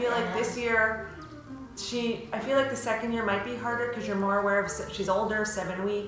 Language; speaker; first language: English; native; English